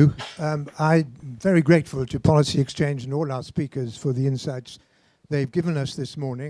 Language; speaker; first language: English; native; English